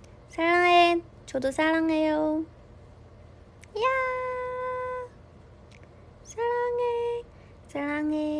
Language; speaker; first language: Korean; non-native, fluent; Chinese